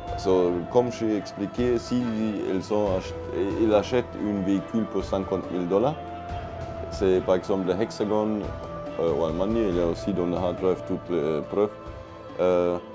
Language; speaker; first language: French; non-native, learner; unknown